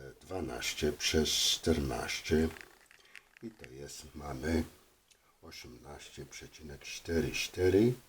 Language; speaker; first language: Polish; non-native, learner; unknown